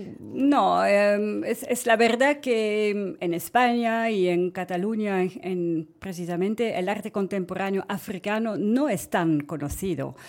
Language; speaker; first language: Spanish; non-native, fluent; French